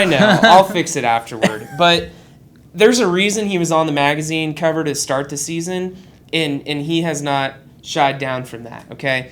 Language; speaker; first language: English; native; English